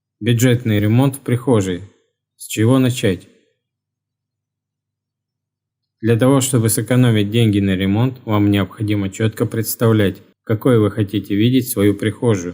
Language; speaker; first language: Russian; native; Russian